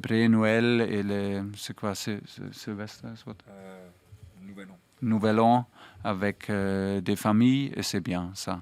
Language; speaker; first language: French; non-native, fluent; German